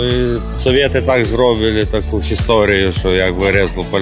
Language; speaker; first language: Polish; non-native, learner; Ukrainian